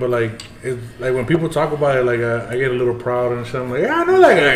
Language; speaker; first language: English; early bilingual, other home language; Spanish